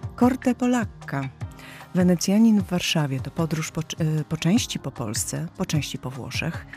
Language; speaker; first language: Polish; native; Polish